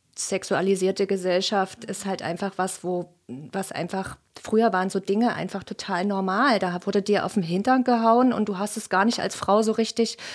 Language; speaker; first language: German; native; German